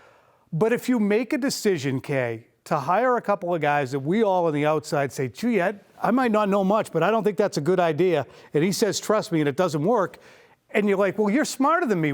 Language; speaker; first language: English; native; English